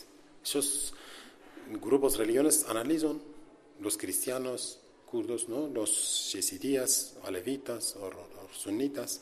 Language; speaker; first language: Spanish; non-native, learner; Kurdish